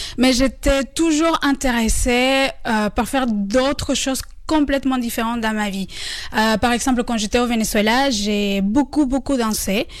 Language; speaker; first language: French; non-native, fluent; Spanish